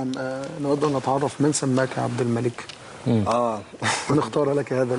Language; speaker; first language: Arabic; native; Arabic